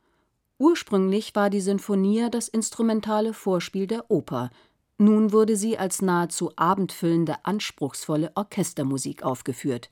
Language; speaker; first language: German; native; German